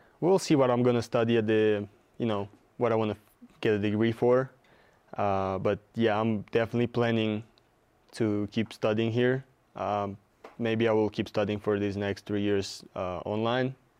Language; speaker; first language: English; non-native, fluent; Russian